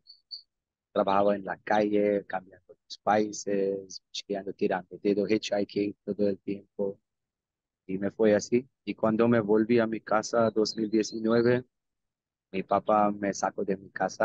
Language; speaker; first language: Spanish; non-native, learner; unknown